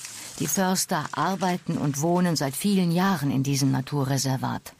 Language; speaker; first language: German; native; German